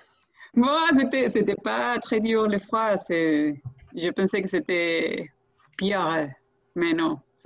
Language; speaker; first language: French; non-native, fluent; Spanish